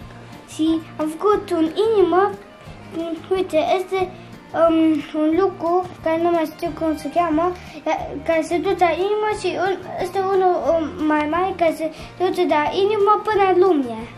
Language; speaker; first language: Romanian; early bilingual, heritage; Romanian